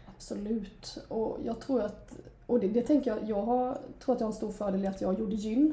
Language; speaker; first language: Swedish; native; Swedish